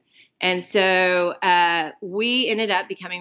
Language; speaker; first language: English; native; English